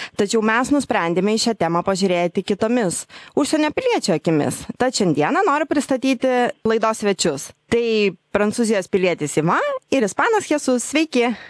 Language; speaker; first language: Lithuanian; native; Lithuanian